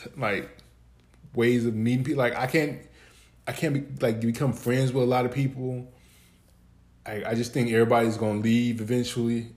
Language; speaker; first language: English; native; English